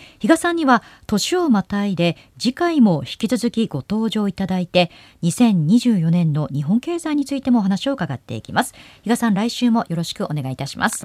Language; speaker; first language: Japanese; native; Japanese